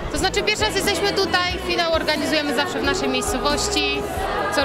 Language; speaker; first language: Polish; native; Polish